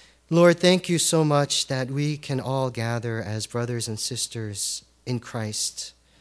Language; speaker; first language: English; early bilingual, other home language; Korean